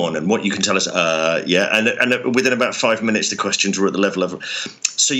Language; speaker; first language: English; native; English